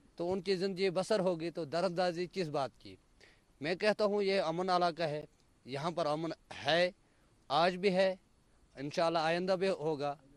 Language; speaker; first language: Hindi; non-native, local second language; Kashmiri